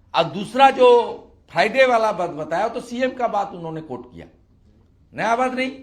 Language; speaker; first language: Hindi; non-native, local second language; Bangla